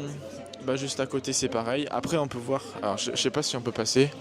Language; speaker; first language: French; native; French